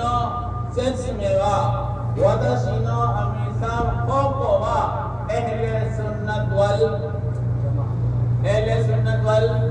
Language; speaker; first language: Japanese; non-native, learner; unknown